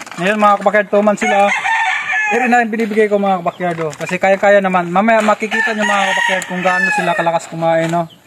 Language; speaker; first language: Filipino; non-native, local second language; Cebuano